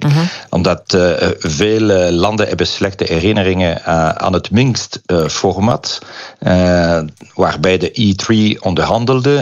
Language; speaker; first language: Dutch; non-native, local second language; French